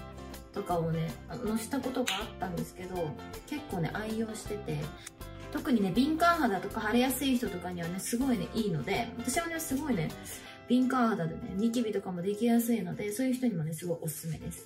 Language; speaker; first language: Japanese; native; Japanese